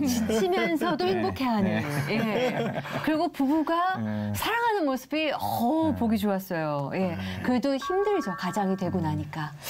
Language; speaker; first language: Korean; native; Korean